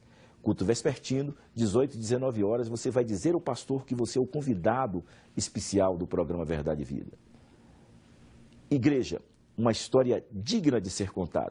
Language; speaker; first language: Portuguese; native; Portuguese